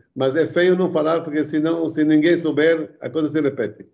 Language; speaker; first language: Portuguese; early bilingual, other home language; Arabic